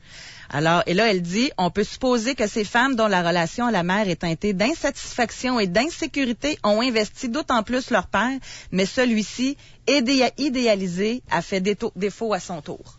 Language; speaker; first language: French; native; French